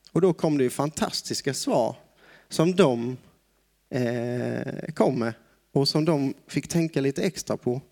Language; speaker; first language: Swedish; native; Swedish